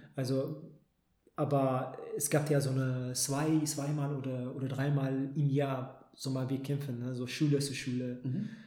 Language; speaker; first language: German; non-native, fluent; Amharic